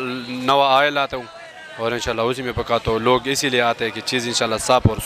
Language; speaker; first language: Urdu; non-native, local second language; Pashto